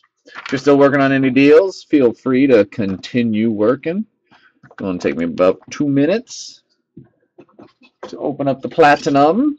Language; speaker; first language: English; native; English